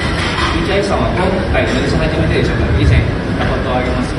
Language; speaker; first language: Japanese; non-native, local second language; Indonesian